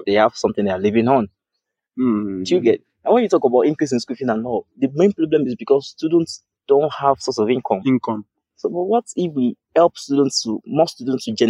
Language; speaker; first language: English; non-native, local second language; Yoruba